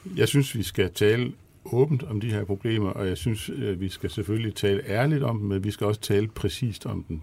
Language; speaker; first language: Danish; native; Danish